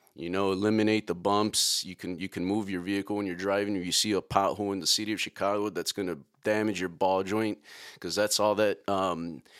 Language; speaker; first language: English; native; English